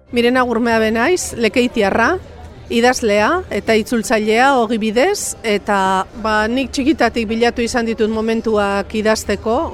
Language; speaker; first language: Basque; native; Basque